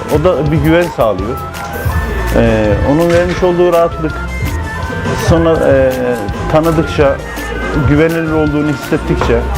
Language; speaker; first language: Turkish; native; Turkish